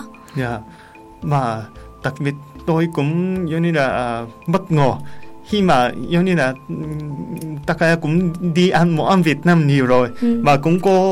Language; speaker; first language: Vietnamese; non-native, learner; Japanese